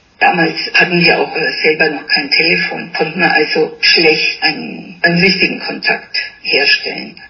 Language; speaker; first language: German; early bilingual, other home language; Italian